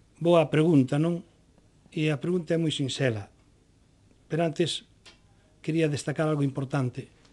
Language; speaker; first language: Galician; non-native, local second language; Spanish